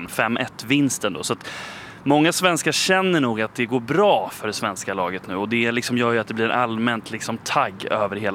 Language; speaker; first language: Swedish; native; Swedish